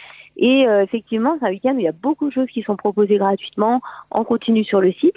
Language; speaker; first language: French; native; French